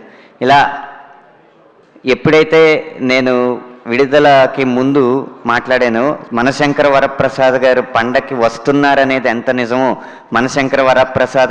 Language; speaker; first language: Telugu; native; Telugu